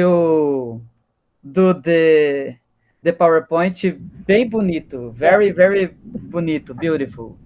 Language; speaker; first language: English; non-native, learner; Portuguese